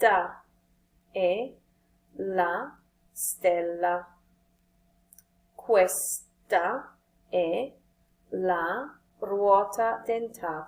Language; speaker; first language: Italian; non-native, fluent; English